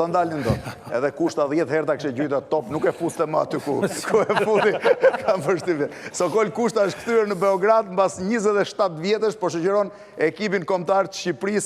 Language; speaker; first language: Albanian; native; Albanian